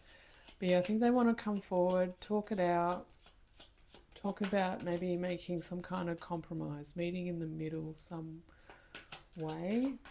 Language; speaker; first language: English; native; English